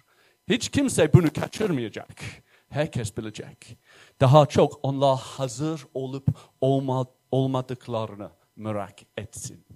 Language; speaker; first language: Turkish; non-native, fluent; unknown